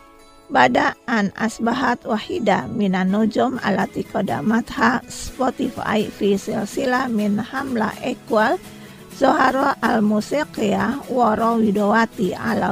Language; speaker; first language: Arabic; non-native, fluent; Indonesian